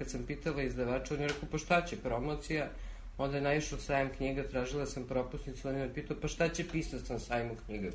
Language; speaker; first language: Serbian; native; Serbian